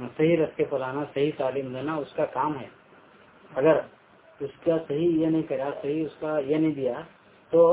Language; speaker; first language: Urdu; native; Urdu